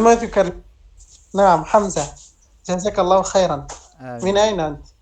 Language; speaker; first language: Arabic; non-native, learner; Bangla